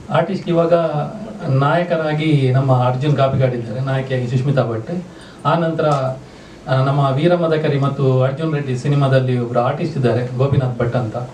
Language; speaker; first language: Kannada; non-native, local second language; Tulu